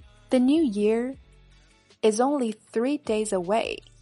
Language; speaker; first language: English; non-native, fluent; Chinese